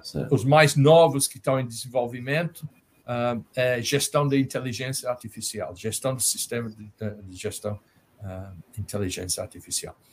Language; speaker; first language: Portuguese; non-native, fluent; English